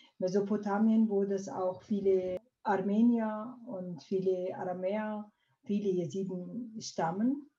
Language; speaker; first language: German; non-native, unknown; Kurdish